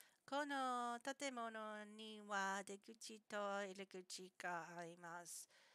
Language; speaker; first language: Japanese; non-native, learner; English